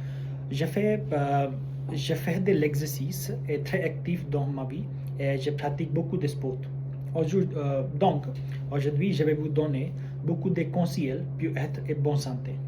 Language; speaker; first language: French; non-native, learner; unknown